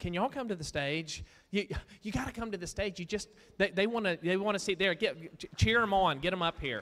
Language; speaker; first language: English; native; English